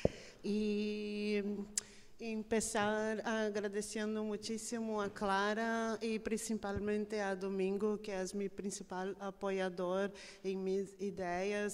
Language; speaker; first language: Spanish; non-native, fluent; Portuguese